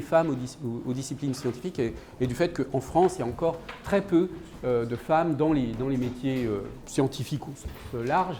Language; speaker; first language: French; native; French